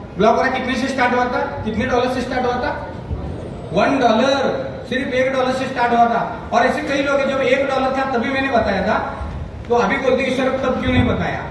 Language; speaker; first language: Hindi; non-native, local second language; Marathi